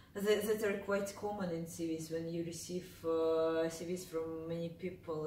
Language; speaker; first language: English; non-native, fluent; Russian